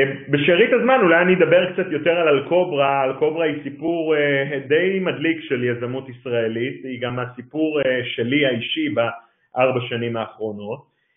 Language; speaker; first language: Hebrew; native; Hebrew